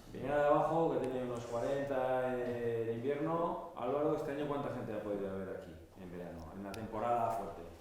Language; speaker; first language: Spanish; native; Spanish